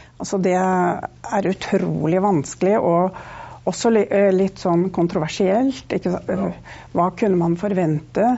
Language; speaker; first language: Norwegian; native; Norwegian